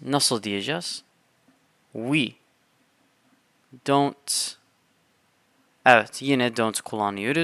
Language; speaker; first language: Turkish; non-native, fluent; English